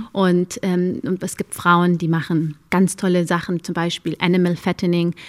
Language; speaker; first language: German; early bilingual, other home language; Amharic